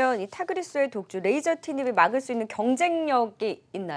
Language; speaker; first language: Korean; native; Korean